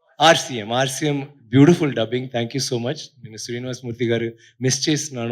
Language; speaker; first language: Telugu; non-native, learner; Tamil